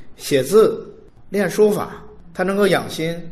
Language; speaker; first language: Chinese; native; Chinese